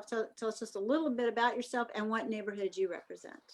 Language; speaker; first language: English; native; English